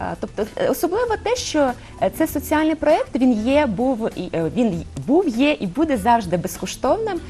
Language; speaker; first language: Ukrainian; non-native, local second language; Russian